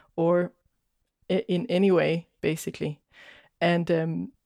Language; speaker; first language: English; non-native, fluent; Danish